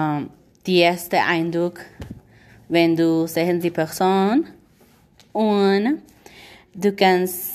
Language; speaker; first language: German; non-native, learner; Spanish